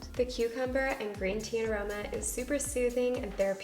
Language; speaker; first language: English; native; English